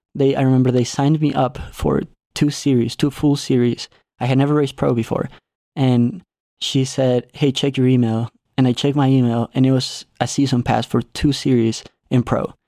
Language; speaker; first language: English; non-native, fluent; Spanish